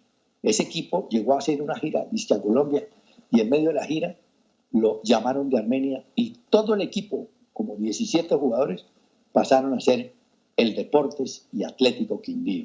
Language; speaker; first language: Spanish; native; Spanish